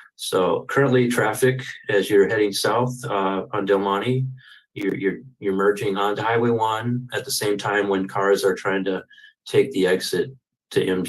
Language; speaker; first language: English; native; English